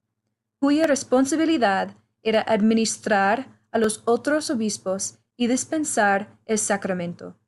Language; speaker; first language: Spanish; non-native, learner; English